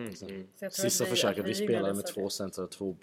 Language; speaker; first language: Swedish; non-native, fluent; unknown